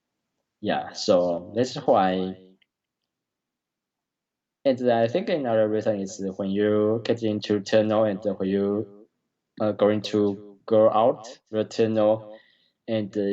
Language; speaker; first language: English; non-native, learner; Chinese